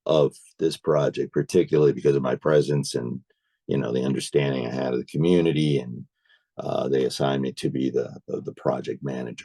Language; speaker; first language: English; native; English